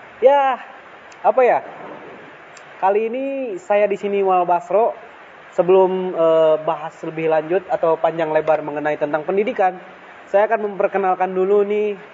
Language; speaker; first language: Indonesian; non-native, local second language; Sundanese